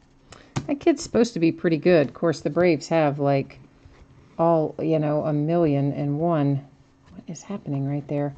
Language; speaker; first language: English; native; English